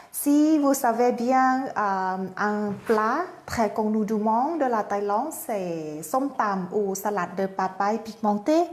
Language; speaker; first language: French; non-native, fluent; Thai